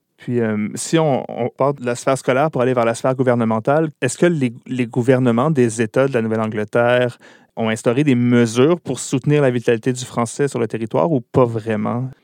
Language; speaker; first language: French; native; French